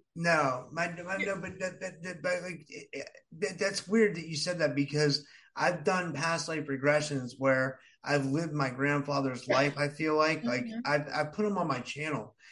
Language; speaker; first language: English; early bilingual, other home language; Arabic